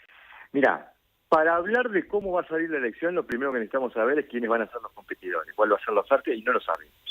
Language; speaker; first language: Spanish; native; Spanish